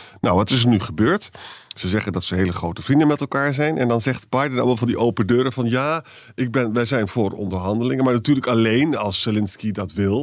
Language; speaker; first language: Dutch; native; Dutch